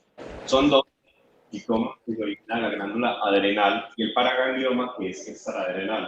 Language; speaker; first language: Spanish; native; Spanish